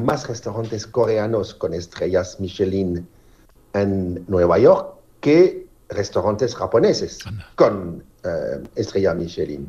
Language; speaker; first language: Spanish; non-native, learner; French